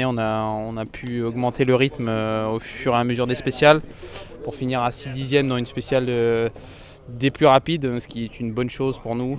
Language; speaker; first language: French; native; French